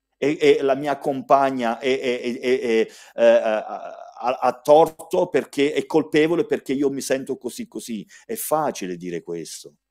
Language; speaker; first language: Italian; early bilingual, heritage; Italian